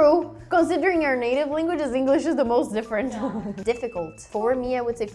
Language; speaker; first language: English; non-native, fluent; Portuguese